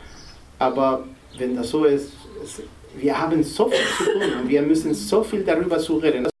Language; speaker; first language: German; non-native, fluent; Spanish